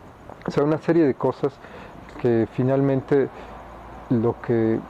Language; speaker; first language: Spanish; native; Spanish